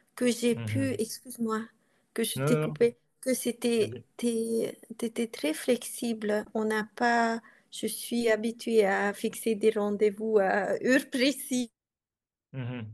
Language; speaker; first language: French; non-native, fluent; Romanian